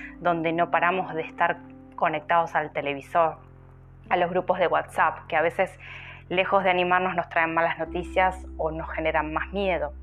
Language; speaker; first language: Spanish; native; Spanish